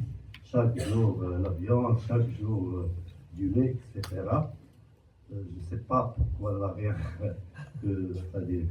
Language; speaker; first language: French; non-native, local second language; Arabic